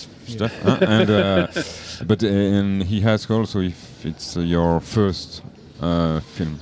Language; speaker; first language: English; non-native, learner; French